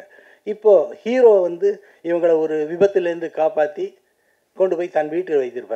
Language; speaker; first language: Tamil; native; Tamil